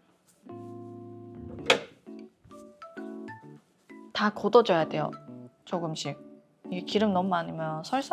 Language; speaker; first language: Korean; non-native, fluent; Japanese